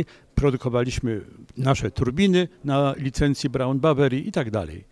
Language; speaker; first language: Polish; native; Polish